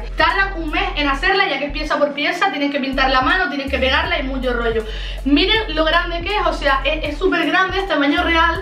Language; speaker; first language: Spanish; native; Spanish